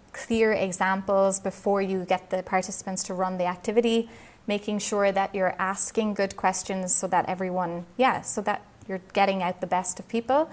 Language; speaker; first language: English; native; English